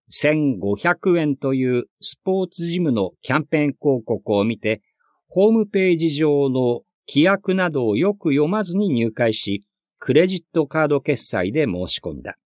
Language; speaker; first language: Japanese; native; Japanese